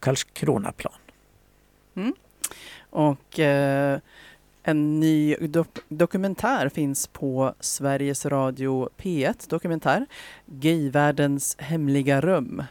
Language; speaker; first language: Swedish; native; Swedish